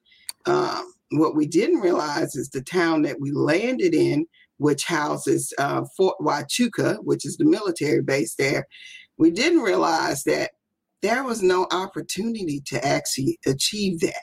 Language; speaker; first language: English; native; English